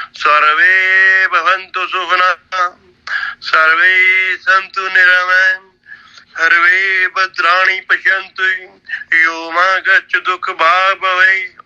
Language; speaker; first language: Hindi; non-native, local second language; Punjabi